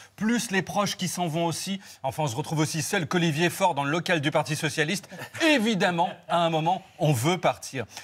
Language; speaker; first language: French; native; French